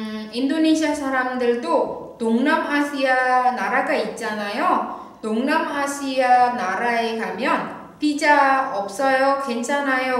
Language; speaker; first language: Korean; non-native, fluent; Indonesian